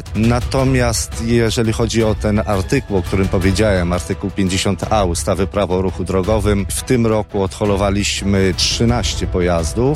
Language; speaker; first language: Polish; native; Polish